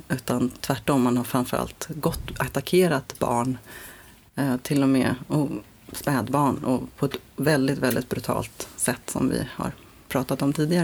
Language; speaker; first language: Swedish; native; Swedish